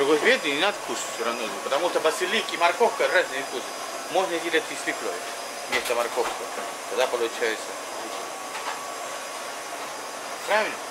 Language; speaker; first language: Russian; non-native, learner; Spanish